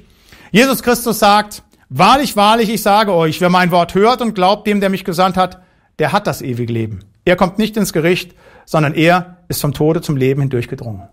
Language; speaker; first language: German; native; German